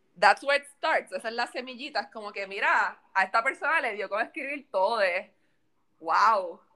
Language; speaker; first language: Spanish; native; Spanish